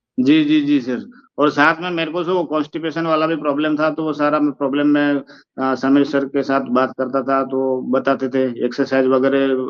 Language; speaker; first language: Hindi; non-native, local second language; Gujarati